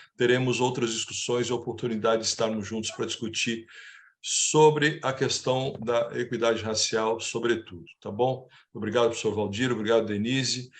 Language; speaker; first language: Portuguese; native; Portuguese